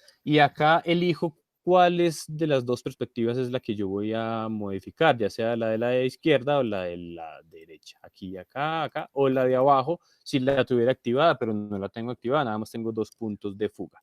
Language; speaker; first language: Spanish; native; Spanish